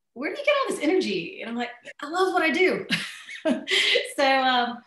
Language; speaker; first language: English; native; English